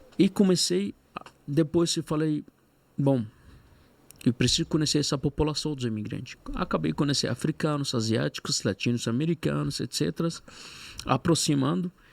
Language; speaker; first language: Portuguese; non-native, fluent; Arabic